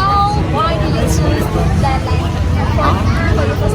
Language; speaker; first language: English; non-native, learner; Vietnamese